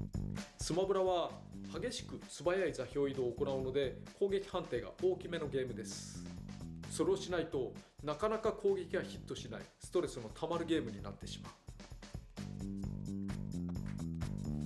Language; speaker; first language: Japanese; native; Japanese